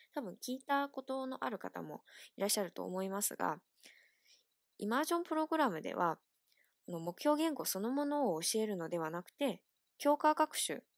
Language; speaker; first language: Japanese; non-native, fluent; Chinese